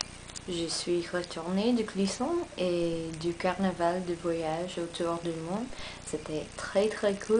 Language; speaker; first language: French; non-native, learner; English